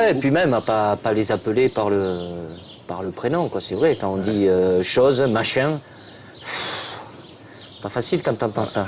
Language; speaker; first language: French; native; French